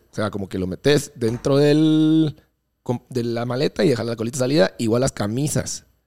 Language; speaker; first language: Spanish; native; Spanish